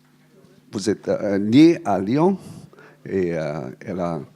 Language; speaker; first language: French; non-native, fluent; Cantonese